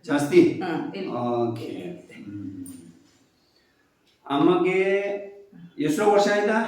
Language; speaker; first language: Kannada; non-native, learner; Tibetan